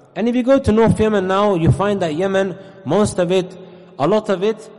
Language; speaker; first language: English; native; English